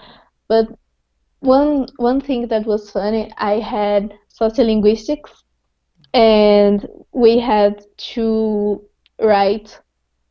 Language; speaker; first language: English; non-native, fluent; Portuguese